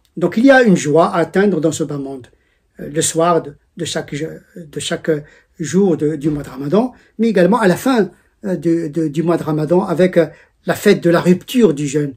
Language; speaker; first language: French; non-native, local second language; Arabic